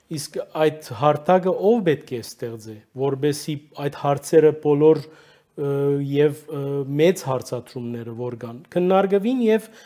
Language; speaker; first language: Armenian; early bilingual, heritage; Armenian